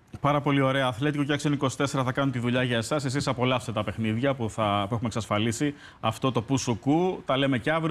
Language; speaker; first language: Greek; native; Greek